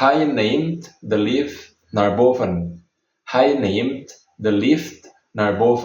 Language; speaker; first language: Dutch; non-native, fluent; Indonesian